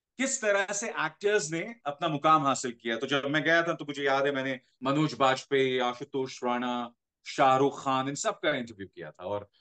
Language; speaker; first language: Hindi; native; Hindi